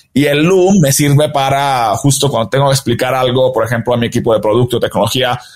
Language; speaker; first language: Spanish; non-native, fluent; Italian